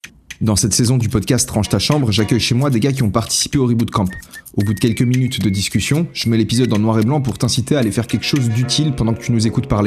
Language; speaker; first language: French; native; French